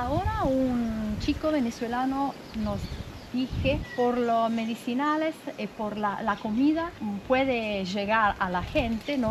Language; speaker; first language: Spanish; non-native, learner; Italian